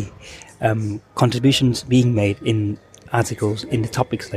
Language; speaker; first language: English; non-native, fluent; Thai